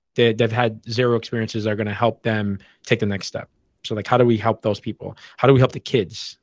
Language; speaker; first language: English; native; English